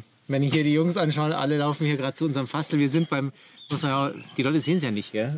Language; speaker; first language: German; native; German